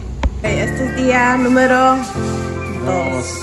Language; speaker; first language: Spanish; early bilingual, heritage; Spanish